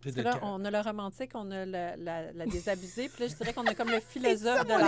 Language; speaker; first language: French; native; French